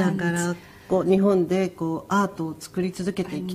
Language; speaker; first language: Japanese; native; Japanese